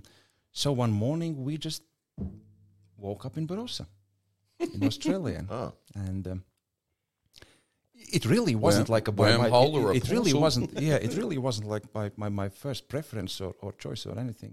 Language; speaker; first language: English; non-native, fluent; Latvian